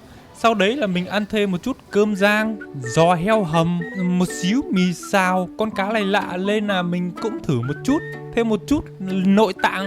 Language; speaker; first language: Vietnamese; native; Vietnamese